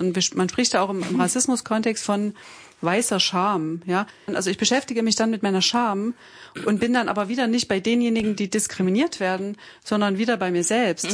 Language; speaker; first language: German; native; German